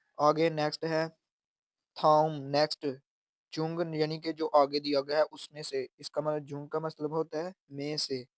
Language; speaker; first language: Urdu; native; Urdu